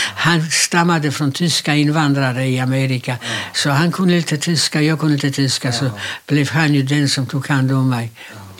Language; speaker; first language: Swedish; non-native, fluent; Polish